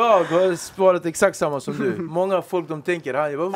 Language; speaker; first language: Swedish; native; Swedish